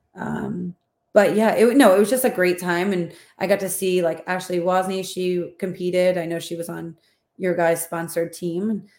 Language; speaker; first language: English; native; English